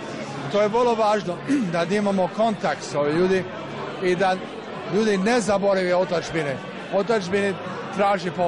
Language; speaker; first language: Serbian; early bilingual, heritage; English